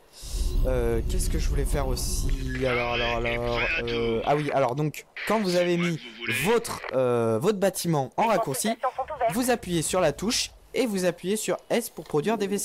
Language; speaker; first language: French; native; French